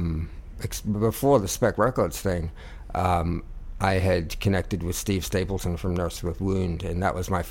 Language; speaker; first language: English; native; English